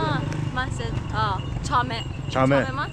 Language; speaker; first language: Korean; non-native, learner; Persian